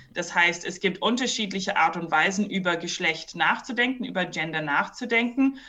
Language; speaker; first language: German; early bilingual, other home language; English